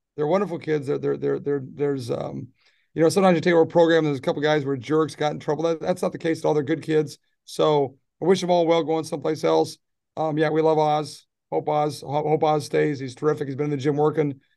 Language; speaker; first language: English; native; English